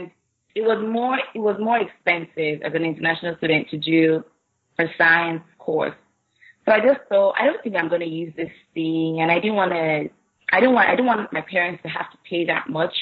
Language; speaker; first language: English; non-native, local second language; Igbo